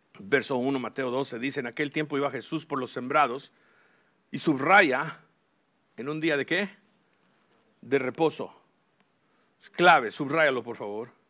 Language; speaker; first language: Spanish; early bilingual, heritage; Spanish